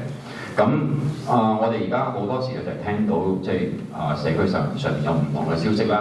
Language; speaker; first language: Cantonese; native; Cantonese